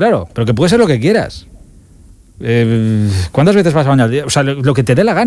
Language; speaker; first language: Spanish; native; Spanish